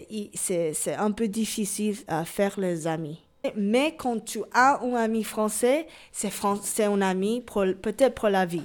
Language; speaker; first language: French; non-native, learner; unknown